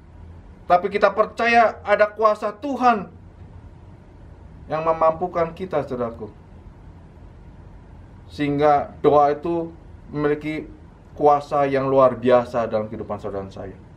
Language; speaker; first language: Indonesian; native; Indonesian